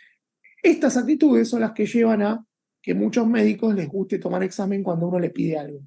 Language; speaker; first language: Spanish; native; Spanish